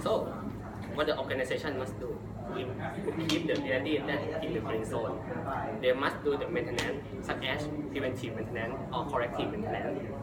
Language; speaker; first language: English; non-native, learner; Thai